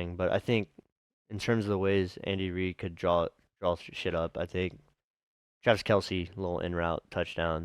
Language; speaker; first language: English; native; English